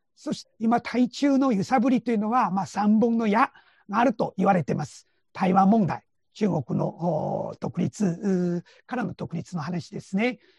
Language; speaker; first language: Japanese; non-native, fluent; Chinese